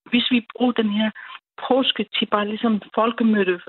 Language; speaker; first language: Danish; non-native, learner; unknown